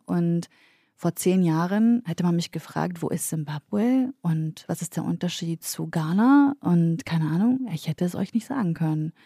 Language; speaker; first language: German; early bilingual, other home language; Kurdish